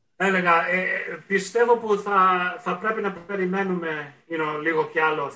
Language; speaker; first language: Greek; early bilingual, heritage; Greek